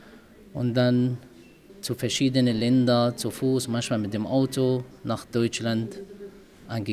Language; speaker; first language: German; non-native, learner; Arabic